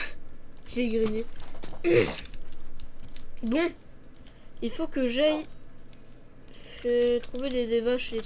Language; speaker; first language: French; native; French